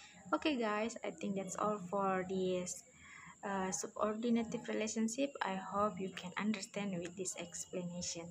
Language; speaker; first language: English; non-native, learner; Indonesian